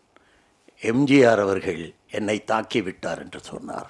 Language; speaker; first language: Tamil; native; Tamil